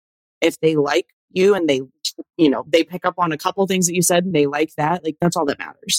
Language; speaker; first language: English; native; English